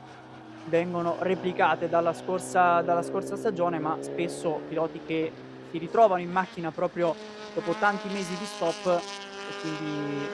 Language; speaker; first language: Italian; native; Italian